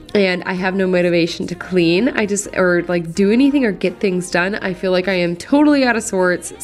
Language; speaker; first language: English; native; English